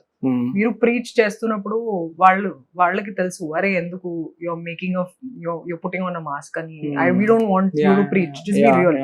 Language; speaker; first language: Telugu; non-native, fluent; Hindi